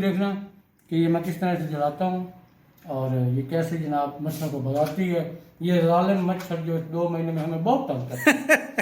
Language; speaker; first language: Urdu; non-native, local second language; Punjabi